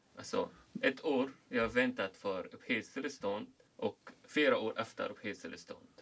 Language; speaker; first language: Swedish; non-native, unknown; Arabic